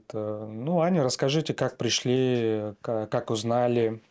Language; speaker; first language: Russian; non-native, local second language; Kyrgyz